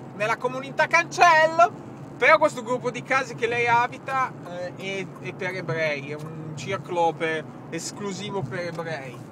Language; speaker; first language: Italian; native; Italian